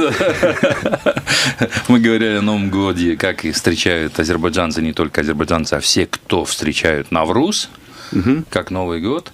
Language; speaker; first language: Russian; native; Russian